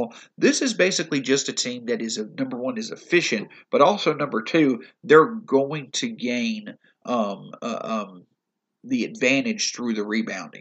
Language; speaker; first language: English; native; English